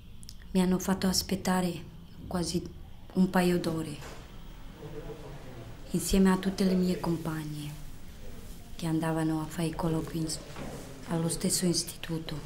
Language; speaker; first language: Italian; non-native, fluent; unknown